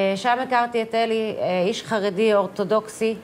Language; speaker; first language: Hebrew; native; Hebrew